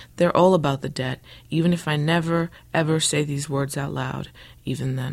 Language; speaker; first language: English; early bilingual, other home language; Spanish